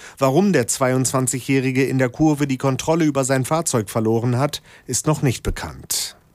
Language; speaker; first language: German; native; German